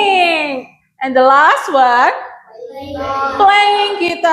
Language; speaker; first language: English; non-native, learner; Indonesian